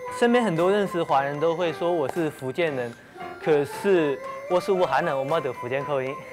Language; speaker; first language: Chinese; native; Chinese